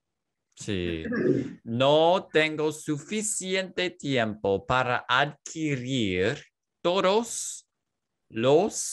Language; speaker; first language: Spanish; non-native, learner; English